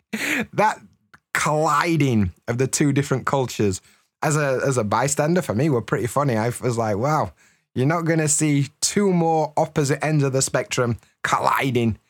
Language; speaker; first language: English; native; English